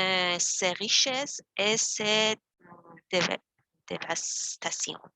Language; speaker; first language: French; non-native, learner; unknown